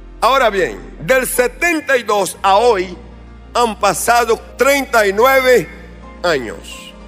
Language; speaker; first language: Spanish; non-native, fluent; Portuguese